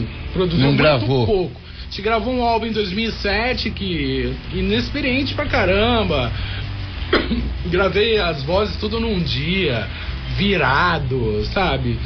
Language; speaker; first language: Portuguese; native; Portuguese